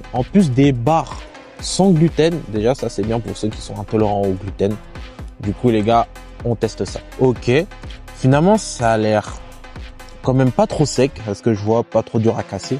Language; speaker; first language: French; native; French